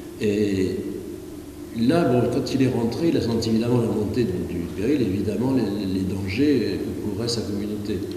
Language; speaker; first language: French; native; French